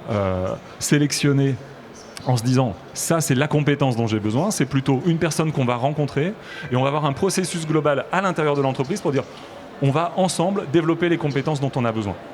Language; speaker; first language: French; native; French